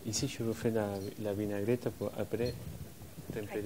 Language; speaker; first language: French; non-native, fluent; Spanish